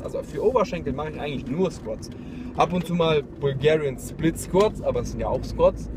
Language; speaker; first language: German; native; German